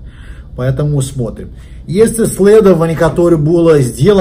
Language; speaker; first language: Russian; non-native, learner; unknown